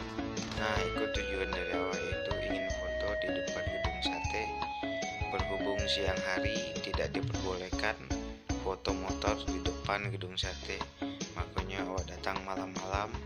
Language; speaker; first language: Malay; non-native, local second language; Minangkabau